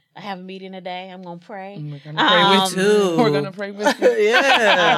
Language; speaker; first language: English; native; English